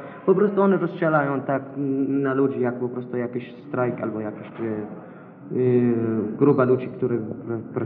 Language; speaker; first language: Polish; non-native, learner; Arabic